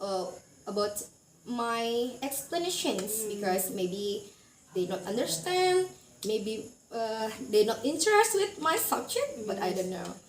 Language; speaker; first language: English; non-native, learner; Indonesian